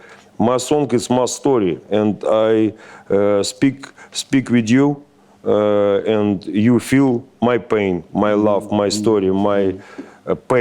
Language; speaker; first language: English; non-native, learner; Russian